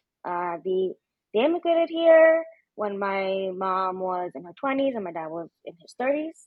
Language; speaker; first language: English; native; English